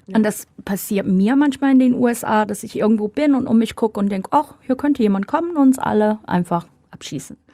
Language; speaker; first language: German; non-native, fluent; English